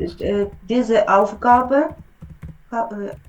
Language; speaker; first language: German; non-native, learner; Ukrainian